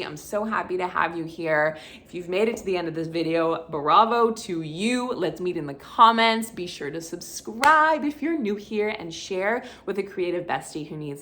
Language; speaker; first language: English; native; English